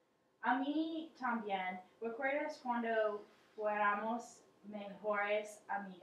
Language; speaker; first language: Spanish; non-native, learner; English